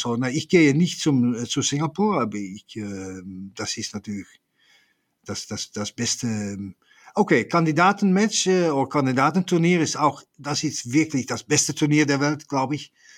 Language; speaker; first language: German; non-native, fluent; Dutch